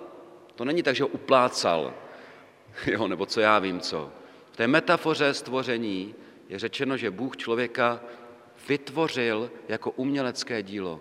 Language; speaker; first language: Czech; native; Czech